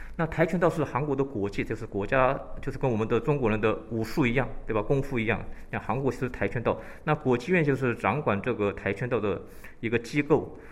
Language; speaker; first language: Chinese; early bilingual, heritage; Chinese